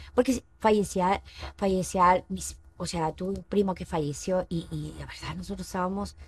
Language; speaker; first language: Spanish; native; Spanish